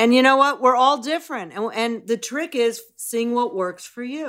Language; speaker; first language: English; native; English